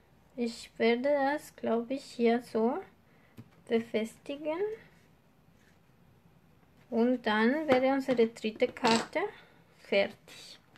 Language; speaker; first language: German; non-native, fluent; Spanish